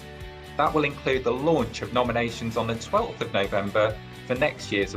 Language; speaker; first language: English; native; English